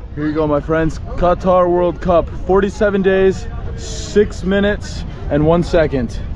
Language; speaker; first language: English; native; English